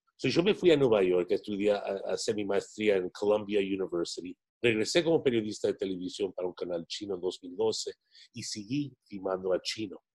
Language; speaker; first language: Spanish; non-native, fluent; English